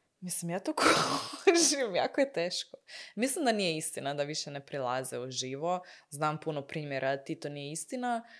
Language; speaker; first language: Croatian; early bilingual, heritage; Croatian